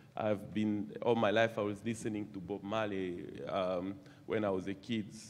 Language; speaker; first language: English; non-native, fluent; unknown